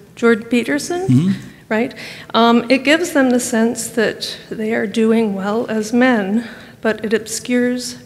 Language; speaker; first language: English; non-native, fluent; Romanian